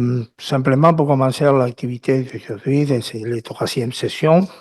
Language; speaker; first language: French; non-native, learner; Spanish